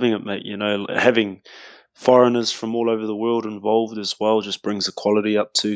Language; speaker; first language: English; native; English